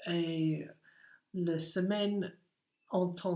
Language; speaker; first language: French; non-native, learner; English